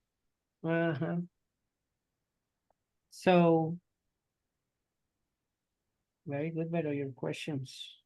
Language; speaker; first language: English; non-native, fluent; Spanish